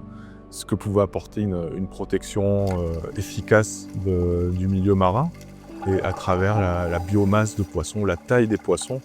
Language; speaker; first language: French; native; French